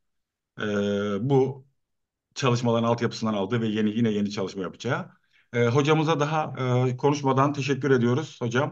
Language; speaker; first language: Turkish; native; Turkish